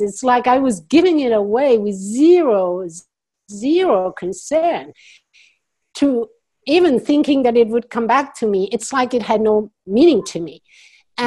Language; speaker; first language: English; non-native, fluent; French